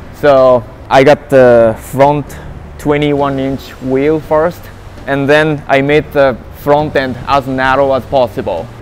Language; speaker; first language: English; non-native, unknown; Japanese